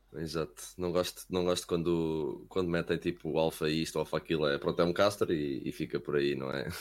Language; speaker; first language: Portuguese; early bilingual, heritage; Portuguese